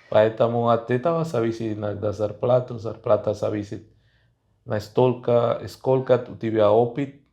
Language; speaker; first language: Russian; non-native, fluent; Spanish